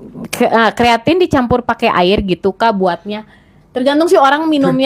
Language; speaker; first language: Indonesian; native; Indonesian